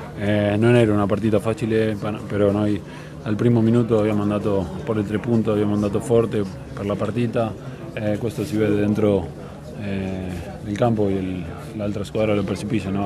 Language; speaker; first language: Italian; non-native, fluent; Spanish